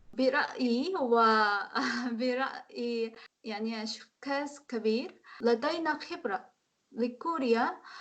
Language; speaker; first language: Arabic; non-native, learner; Korean